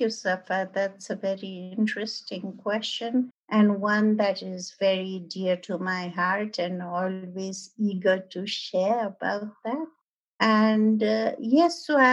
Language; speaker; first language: English; non-native, local second language; Nepali